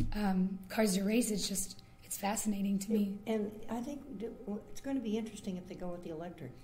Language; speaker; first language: English; native; English